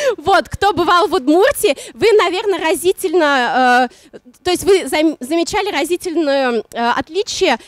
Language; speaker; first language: Russian; non-native, local second language; Udmurt